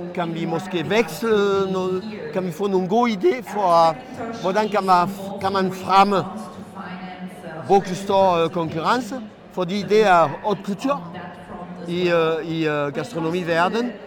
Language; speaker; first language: Danish; non-native, fluent; French